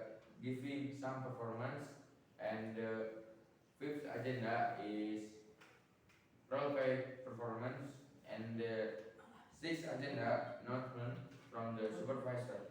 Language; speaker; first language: English; non-native, learner; Indonesian